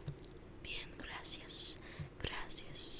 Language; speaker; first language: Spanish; non-native, learner; English